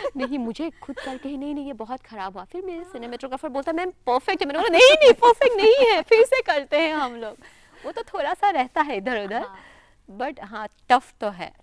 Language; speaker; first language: Hindi; non-native, local second language; Assamese